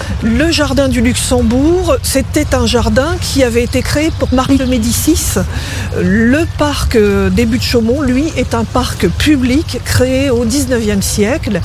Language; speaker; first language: French; native; French